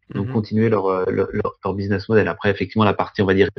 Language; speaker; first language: French; native; French